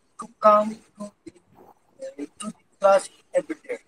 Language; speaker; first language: English; non-native, learner; Bangla